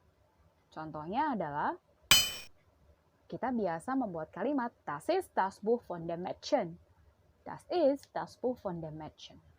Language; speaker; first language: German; non-native, fluent; Indonesian